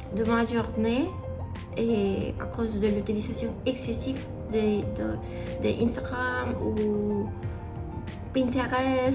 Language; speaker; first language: French; non-native, learner; Spanish